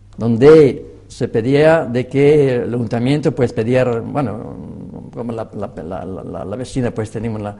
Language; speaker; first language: Spanish; non-native, fluent; French